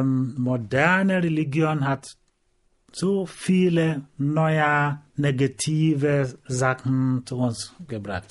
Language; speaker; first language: German; non-native, learner; Igbo